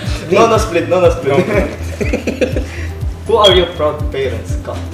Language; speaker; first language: English; non-native, learner; Filipino